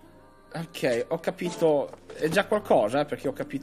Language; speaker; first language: Italian; native; Italian